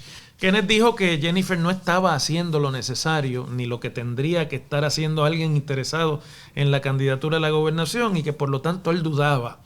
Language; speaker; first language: Spanish; native; Spanish